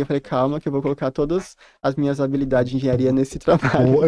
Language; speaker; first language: Portuguese; native; Portuguese